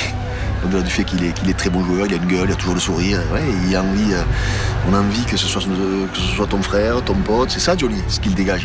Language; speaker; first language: French; native; French